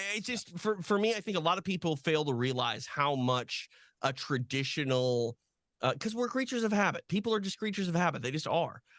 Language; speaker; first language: English; native; English